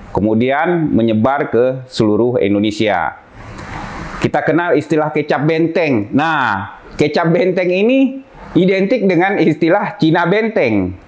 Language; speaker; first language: Indonesian; native; Indonesian